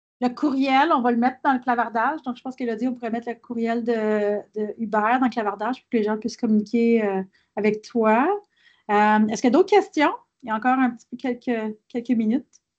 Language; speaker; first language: French; native; French